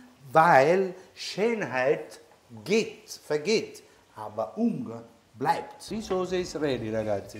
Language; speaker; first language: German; non-native, learner; Italian